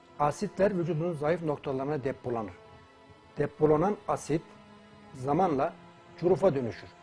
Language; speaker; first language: Turkish; native; Turkish